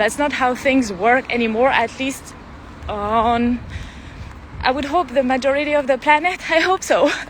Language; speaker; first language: English; non-native, fluent; French